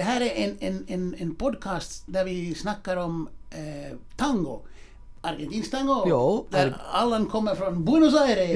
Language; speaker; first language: Swedish; native; Swedish